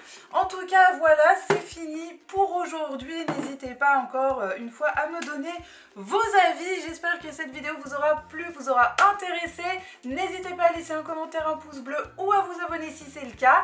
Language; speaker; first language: French; native; French